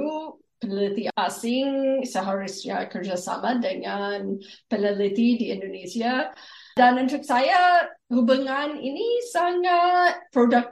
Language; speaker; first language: Indonesian; non-native, fluent; English